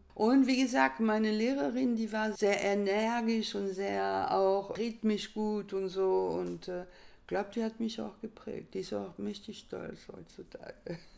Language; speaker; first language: German; non-native, fluent; French